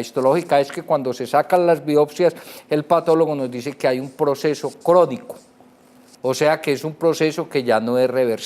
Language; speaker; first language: Spanish; native; Spanish